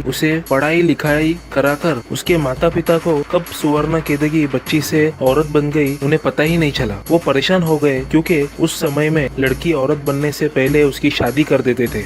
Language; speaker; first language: Hindi; non-native, local second language; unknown